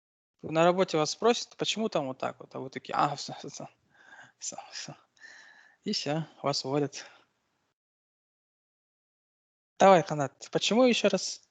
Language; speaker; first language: Russian; native; Russian